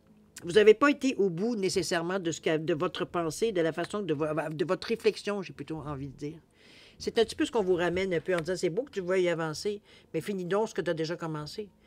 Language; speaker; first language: French; native; French